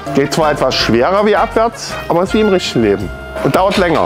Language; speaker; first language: German; native; German